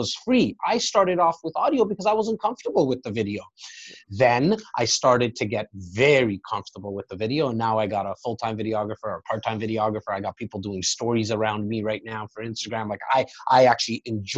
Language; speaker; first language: English; native; English